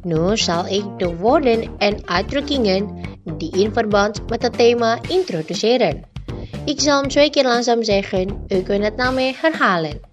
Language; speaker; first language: Dutch; non-native, learner; Indonesian